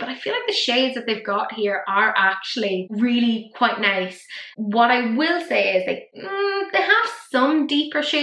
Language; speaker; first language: English; native; English